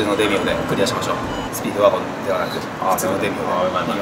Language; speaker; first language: Japanese; native; Japanese